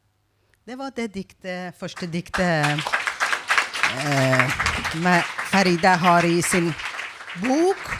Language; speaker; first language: Norwegian; non-native, fluent; Persian